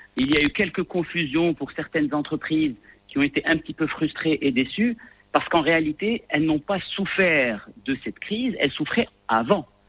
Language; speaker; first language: French; non-native, local second language; Arabic